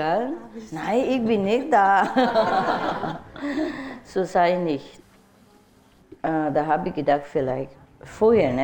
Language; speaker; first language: German; non-native, learner; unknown